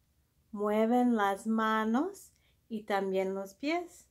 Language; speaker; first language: Spanish; early bilingual, heritage; Spanish